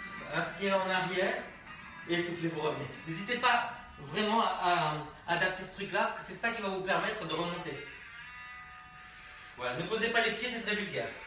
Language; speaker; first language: French; native; French